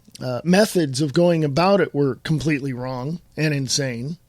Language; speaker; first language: English; native; English